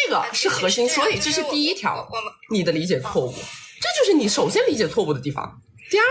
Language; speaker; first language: Chinese; native; Chinese